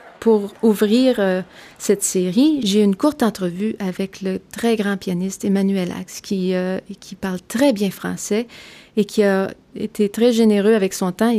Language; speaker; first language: French; native; French